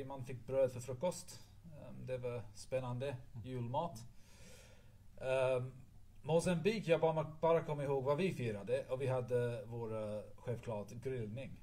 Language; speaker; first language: Swedish; non-native, learner; English